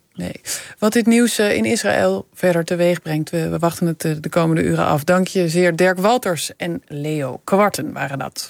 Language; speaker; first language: Dutch; native; Dutch